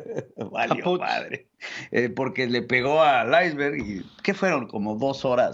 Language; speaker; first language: Spanish; native; Spanish